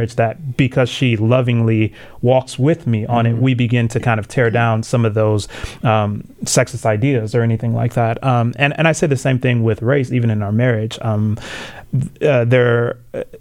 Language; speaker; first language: English; early bilingual, other home language; Swahili